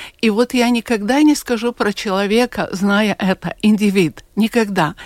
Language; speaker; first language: Russian; non-native, local second language; Latvian